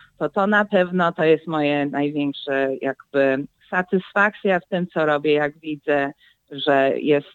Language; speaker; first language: Polish; early bilingual, heritage; Polish